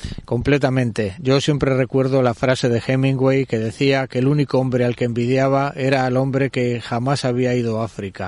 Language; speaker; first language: Spanish; native; Spanish